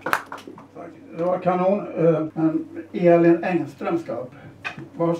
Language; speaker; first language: Swedish; native; Swedish